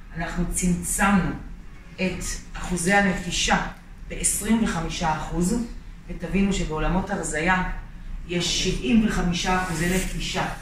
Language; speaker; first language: Hebrew; native; Hebrew